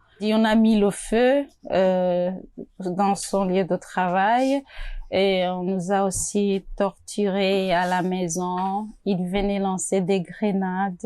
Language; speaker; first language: French; non-native, local second language; Rundi